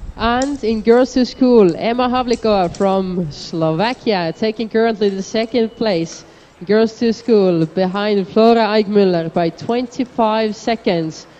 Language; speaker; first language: English; non-native, fluent; Estonian